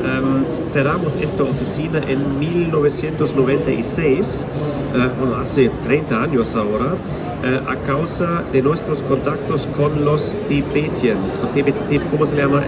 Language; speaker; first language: Spanish; non-native, fluent; German